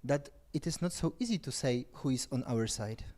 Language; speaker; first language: English; non-native, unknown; Polish